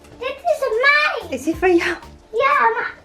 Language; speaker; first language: Dutch; early bilingual, other home language; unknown